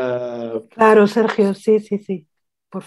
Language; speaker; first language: Spanish; native; Spanish